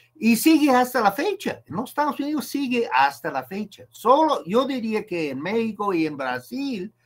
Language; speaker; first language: Spanish; non-native, fluent; English